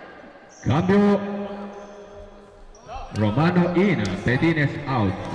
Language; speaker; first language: Italian; non-native, fluent; Filipino